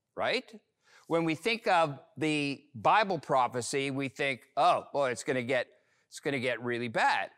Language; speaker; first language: English; native; English